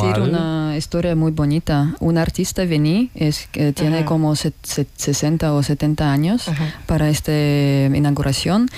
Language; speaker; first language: Spanish; non-native, learner; Russian